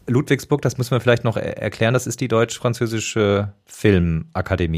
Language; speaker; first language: German; native; German